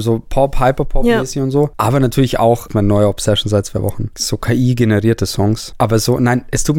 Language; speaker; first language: German; native; German